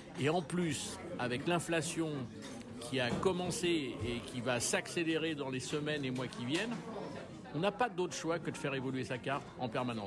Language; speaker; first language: French; native; French